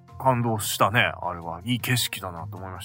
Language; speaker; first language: Japanese; native; Japanese